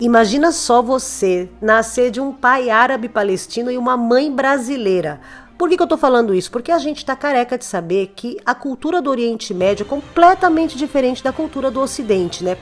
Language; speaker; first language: Portuguese; native; Portuguese